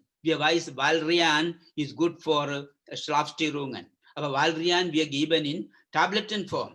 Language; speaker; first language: German; non-native, learner; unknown